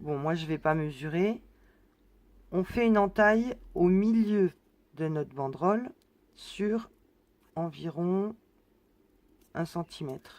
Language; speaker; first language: French; native; French